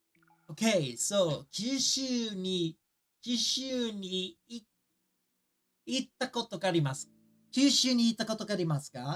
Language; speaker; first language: Japanese; non-native, learner; English